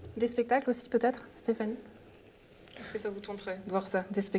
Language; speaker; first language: French; native; French